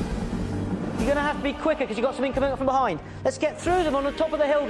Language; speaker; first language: English; native; English